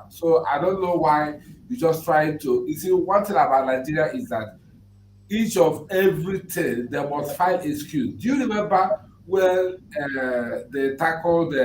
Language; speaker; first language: English; non-native, local second language; Igbo